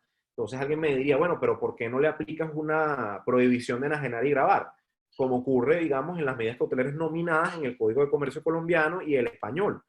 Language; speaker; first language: Spanish; native; Spanish